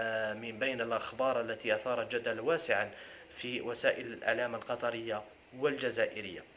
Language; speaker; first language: Arabic; native; Arabic